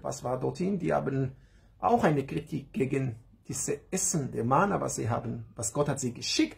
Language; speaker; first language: German; non-native, learner; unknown